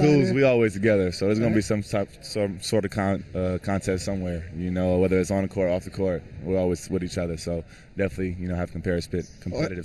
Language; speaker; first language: English; native; English